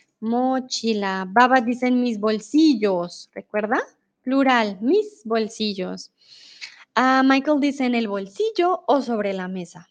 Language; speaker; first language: Spanish; native; Spanish